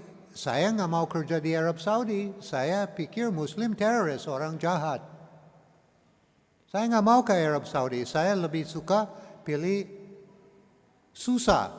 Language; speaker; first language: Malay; non-native, learner; English